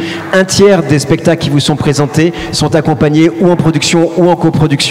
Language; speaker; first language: French; native; French